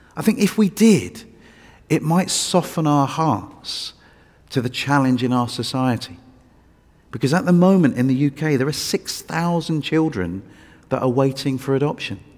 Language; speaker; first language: English; native; English